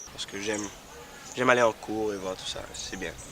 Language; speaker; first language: French; non-native, local second language; Seselwa Creole French